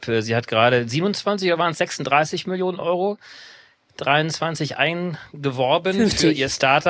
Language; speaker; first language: German; native; German